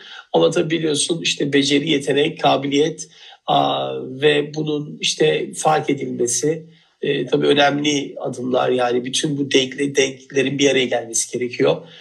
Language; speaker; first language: Turkish; native; Turkish